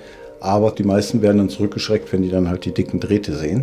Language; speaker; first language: German; native; German